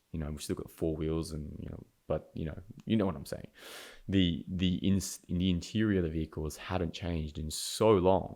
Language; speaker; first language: English; native; English